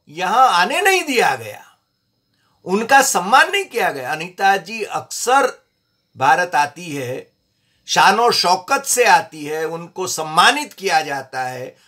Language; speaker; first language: Hindi; non-native, local second language; Gujarati